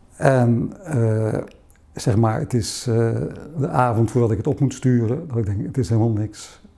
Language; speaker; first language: Dutch; native; Dutch